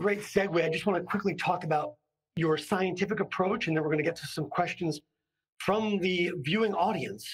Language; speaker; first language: English; native; English